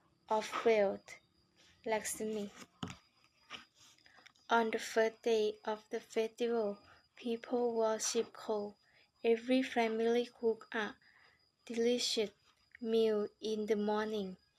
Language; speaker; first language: English; non-native, learner; Thai